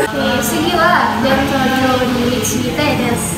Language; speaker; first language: Japanese; non-native, learner; Indonesian